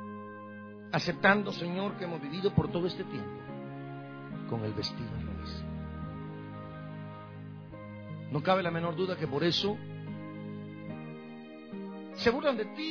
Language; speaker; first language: Spanish; native; Spanish